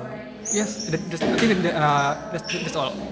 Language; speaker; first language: English; non-native, learner; Indonesian